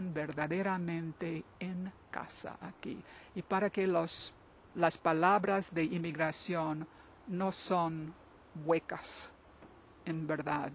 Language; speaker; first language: Spanish; non-native, fluent; English